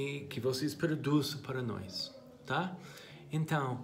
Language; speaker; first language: Portuguese; non-native, fluent; English